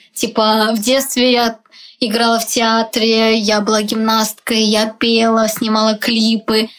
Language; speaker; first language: Russian; non-native, local second language; Tajik